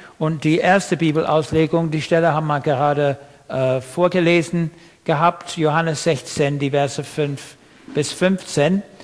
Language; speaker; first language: German; non-native, fluent; English